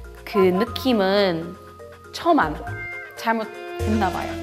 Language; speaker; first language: Korean; non-native, learner; English